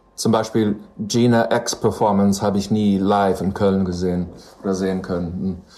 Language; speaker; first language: German; non-native, fluent; English